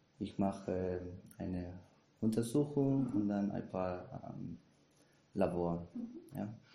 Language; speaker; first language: German; non-native, learner; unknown